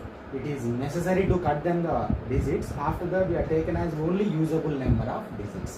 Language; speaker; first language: English; non-native, local second language; Telugu